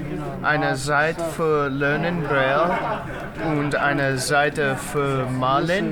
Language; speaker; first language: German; non-native, learner; English